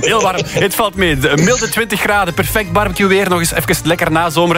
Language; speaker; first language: Dutch; native; Dutch